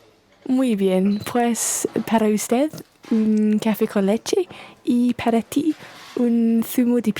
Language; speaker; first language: Spanish; non-native, learner; English